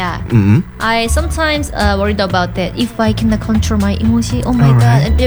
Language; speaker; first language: English; non-native, learner; Indonesian